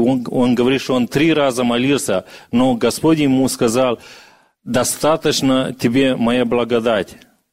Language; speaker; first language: Russian; early bilingual, other home language; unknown